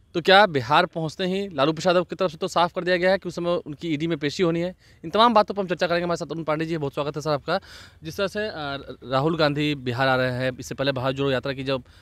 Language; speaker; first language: Hindi; native; Hindi